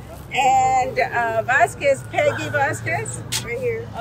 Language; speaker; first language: English; early bilingual, other home language; Spanish